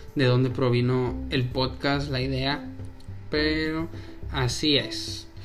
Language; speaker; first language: Spanish; native; Spanish